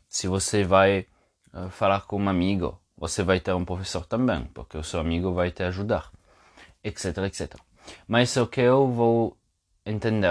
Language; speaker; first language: Portuguese; non-native, fluent; Italian